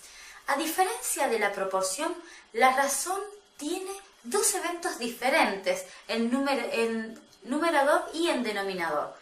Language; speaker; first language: Spanish; native; Spanish